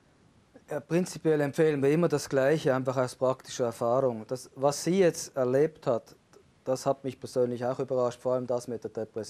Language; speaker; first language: German; native; German